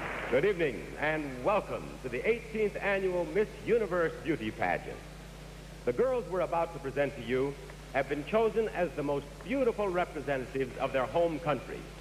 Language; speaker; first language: English; native; English